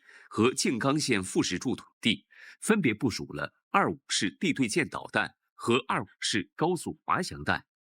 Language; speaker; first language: Chinese; native; Chinese